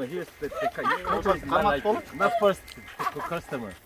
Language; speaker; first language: English; non-native, learner; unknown